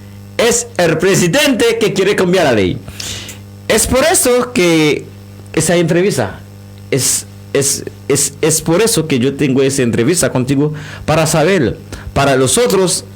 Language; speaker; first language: Spanish; non-native, learner; Haitian Creole